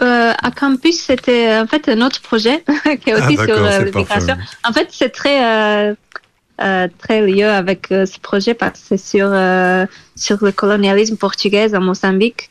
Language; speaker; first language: French; non-native, fluent; Portuguese